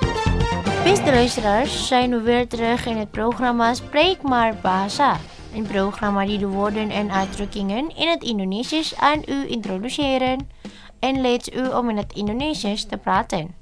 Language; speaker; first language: Dutch; non-native, learner; Indonesian